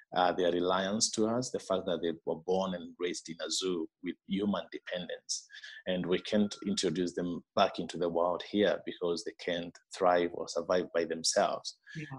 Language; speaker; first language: English; non-native, local second language; Meru